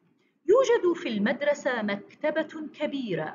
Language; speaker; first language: Arabic; non-native, learner; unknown